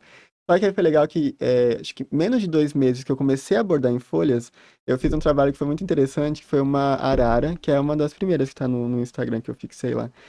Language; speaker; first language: Portuguese; native; Portuguese